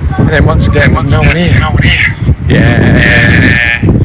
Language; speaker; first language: English; native; English